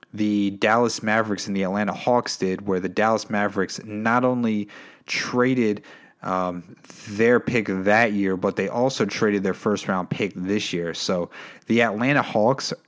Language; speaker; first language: English; native; English